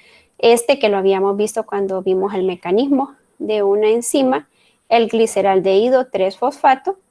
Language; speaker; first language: Spanish; native; Spanish